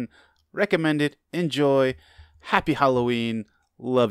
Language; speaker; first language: English; native; English